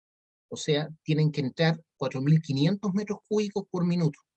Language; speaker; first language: Spanish; native; Spanish